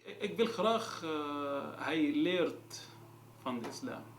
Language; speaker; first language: Dutch; non-native, learner; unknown